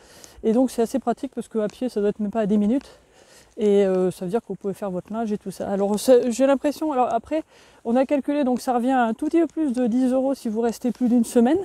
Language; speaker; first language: French; native; French